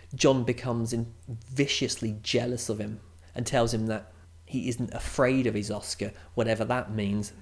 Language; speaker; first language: English; native; English